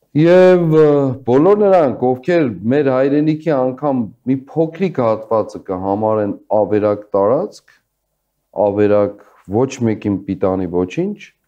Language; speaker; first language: Armenian; native; Armenian